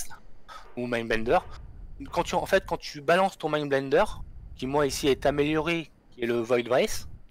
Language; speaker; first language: French; native; French